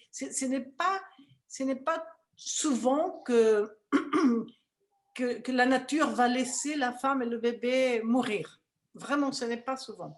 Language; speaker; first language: French; non-native, fluent; Spanish